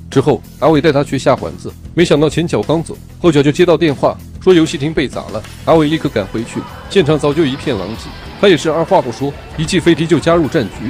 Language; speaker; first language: Chinese; native; Chinese